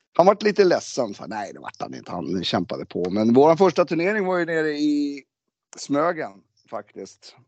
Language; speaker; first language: Swedish; native; Swedish